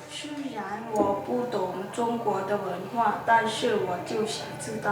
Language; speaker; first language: Chinese; non-native, learner; Lao